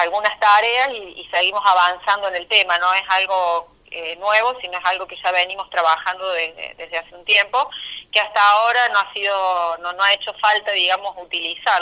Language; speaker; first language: Spanish; native; Spanish